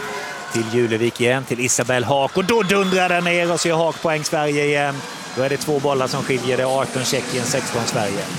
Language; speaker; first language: Swedish; native; Swedish